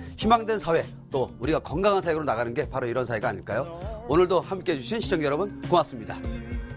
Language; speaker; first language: Korean; native; Korean